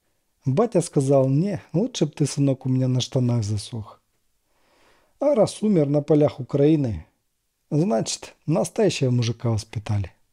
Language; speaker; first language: Russian; native; Russian